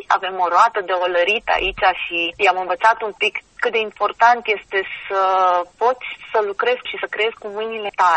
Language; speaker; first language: Romanian; native; Romanian